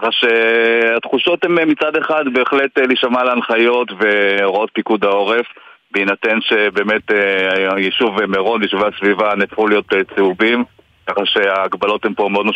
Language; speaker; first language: Hebrew; native; Hebrew